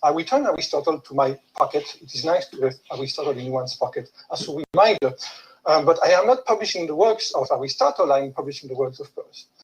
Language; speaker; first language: English; non-native, fluent; French